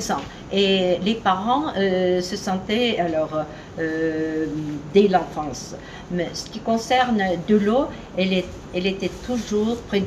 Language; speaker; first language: French; non-native, learner; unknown